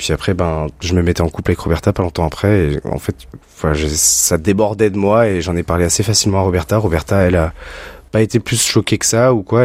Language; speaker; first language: French; native; French